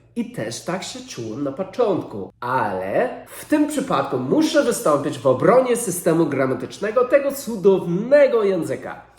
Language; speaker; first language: Polish; non-native, fluent; English